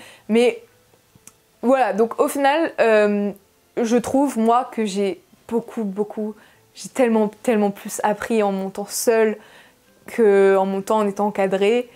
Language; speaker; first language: French; native; French